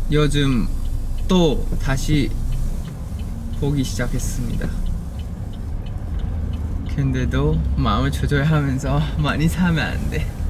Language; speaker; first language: Korean; non-native, fluent; Thai